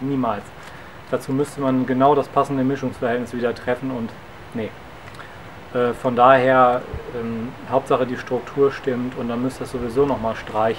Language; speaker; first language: German; native; German